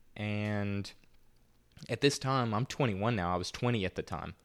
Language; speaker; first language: English; native; English